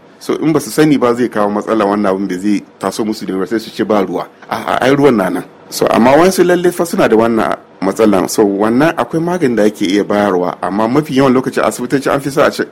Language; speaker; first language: Hausa; native; Hausa